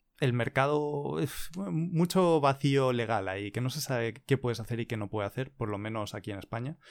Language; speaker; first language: Spanish; native; Spanish